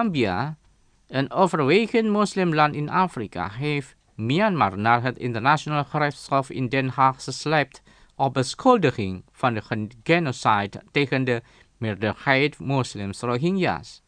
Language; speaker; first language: Dutch; non-native, fluent; Indonesian